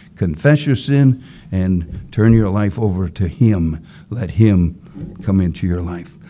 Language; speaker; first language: English; native; English